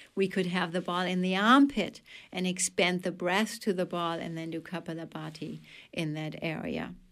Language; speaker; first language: English; non-native, fluent; German